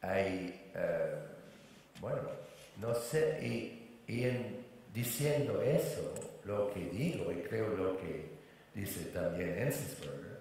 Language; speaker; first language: Spanish; non-native, fluent; English